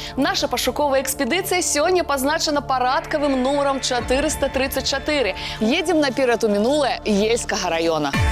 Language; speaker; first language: Belarusian; native; Belarusian